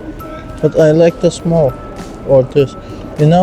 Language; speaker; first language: English; non-native, learner; Turkish